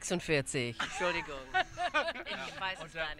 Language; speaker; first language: German; early bilingual, other home language; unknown